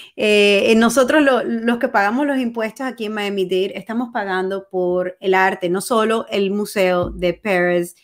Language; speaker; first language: Spanish; native; Spanish